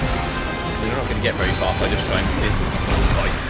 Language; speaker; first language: English; native; English